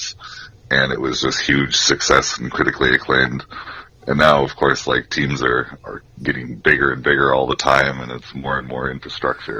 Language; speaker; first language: English; native; English